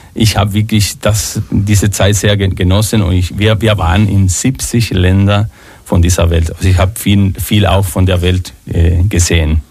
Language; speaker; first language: German; non-native, fluent; Spanish